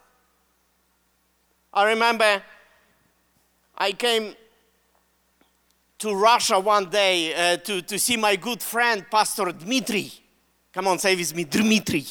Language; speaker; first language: English; non-native, fluent; Russian